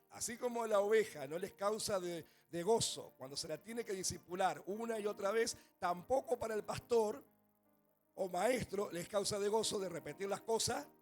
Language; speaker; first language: Spanish; native; Spanish